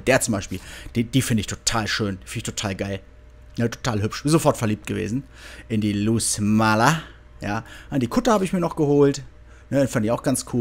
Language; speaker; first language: German; native; German